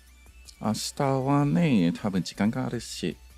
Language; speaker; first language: Japanese; non-native, learner; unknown